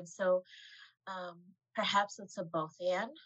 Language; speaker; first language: English; native; English